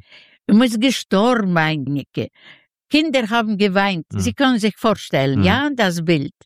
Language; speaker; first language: German; non-native, fluent; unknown